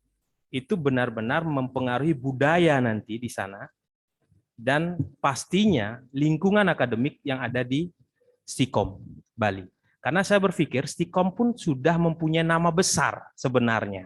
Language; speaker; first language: Indonesian; native; Indonesian